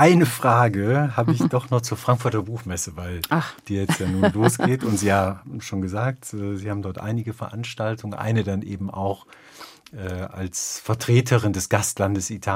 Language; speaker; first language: German; native; German